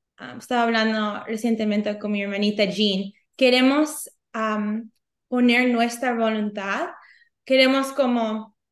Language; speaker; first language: Spanish; early bilingual, heritage; Spanish